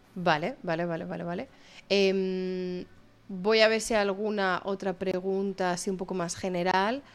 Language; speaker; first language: Spanish; native; Spanish